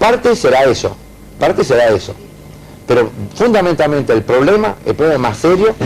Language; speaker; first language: Spanish; native; Spanish